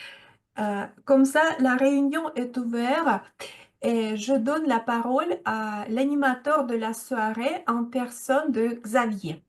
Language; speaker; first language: French; non-native, fluent; Russian